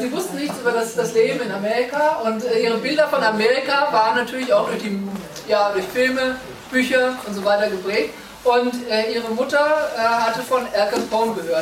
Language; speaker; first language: German; native; German